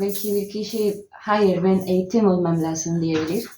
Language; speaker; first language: Turkish; non-native, learner; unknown